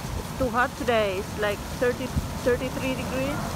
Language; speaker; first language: English; non-native, local second language; Filipino